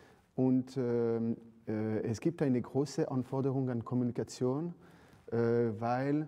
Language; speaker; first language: German; non-native, fluent; French